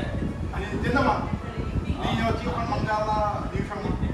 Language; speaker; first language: Chinese; non-native, learner; Bangla